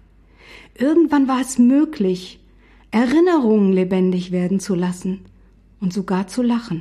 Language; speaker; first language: German; native; German